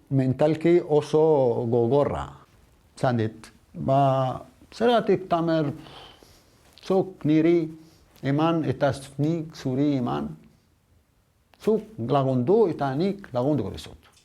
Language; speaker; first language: Basque; non-native, learner; Arabic